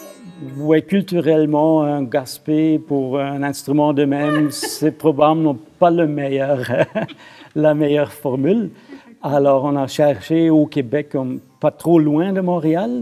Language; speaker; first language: French; non-native, fluent; German